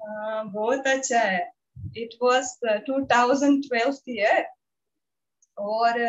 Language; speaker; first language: Hindi; non-native, learner; Russian